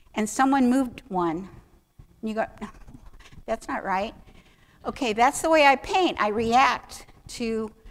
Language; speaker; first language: English; native; English